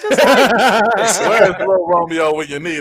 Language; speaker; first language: English; native; English